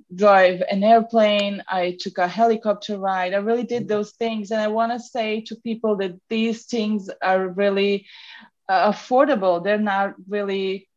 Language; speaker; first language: English; non-native, fluent; Serbian